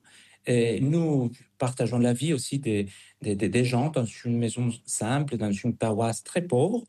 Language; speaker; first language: French; non-native, fluent; Spanish